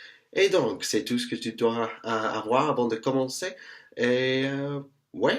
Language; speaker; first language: French; non-native, fluent; English